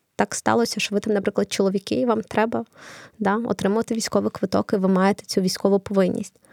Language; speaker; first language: Ukrainian; non-native, local second language; Russian